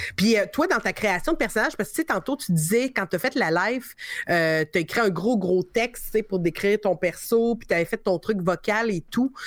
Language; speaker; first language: French; native; French